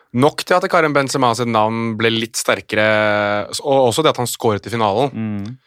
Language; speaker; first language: Norwegian; native; Norwegian